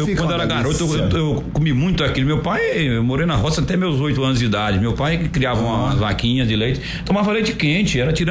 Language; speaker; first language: Portuguese; native; Portuguese